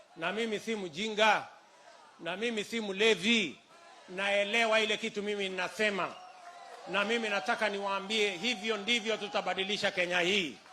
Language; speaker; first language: Swahili; non-native, local second language; Kalenjin